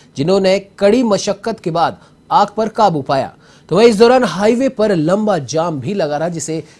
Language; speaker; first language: Hindi; native; Hindi